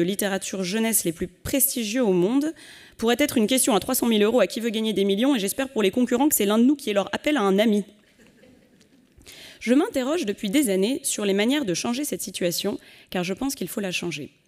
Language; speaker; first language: French; native; French